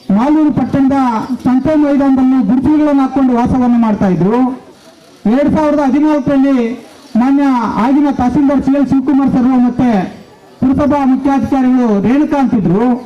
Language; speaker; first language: Kannada; native; Kannada